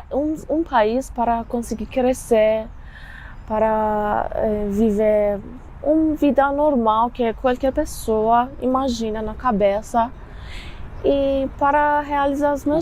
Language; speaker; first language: Portuguese; non-native, fluent; Persian